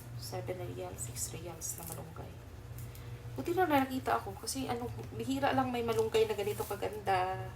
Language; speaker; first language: Filipino; non-native, local second language; Cebuano